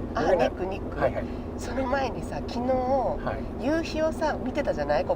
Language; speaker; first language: Japanese; native; Japanese